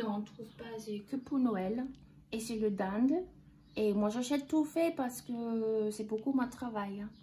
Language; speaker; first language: French; non-native, learner; English